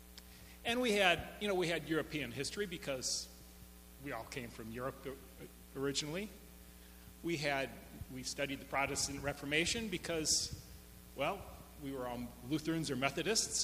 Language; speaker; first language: English; native; English